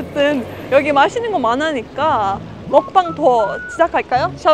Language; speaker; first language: Korean; non-native, fluent; Estonian